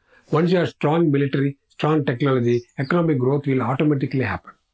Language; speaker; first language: English; non-native, local second language; Kannada